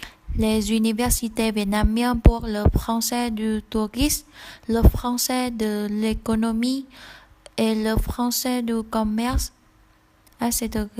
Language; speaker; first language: French; non-native, learner; Vietnamese